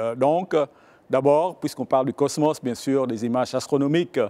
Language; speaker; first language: French; early bilingual, other home language; Vietnamese